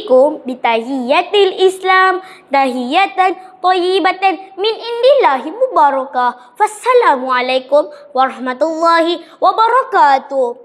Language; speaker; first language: Arabic; non-native, learner; Malay